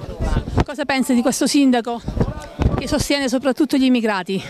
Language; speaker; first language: Italian; native; Italian